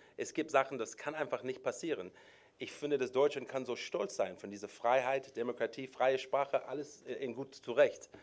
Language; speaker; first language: German; non-native, fluent; English